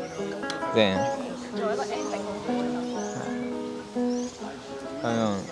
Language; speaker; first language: Cantonese; non-native, fluent; Japanese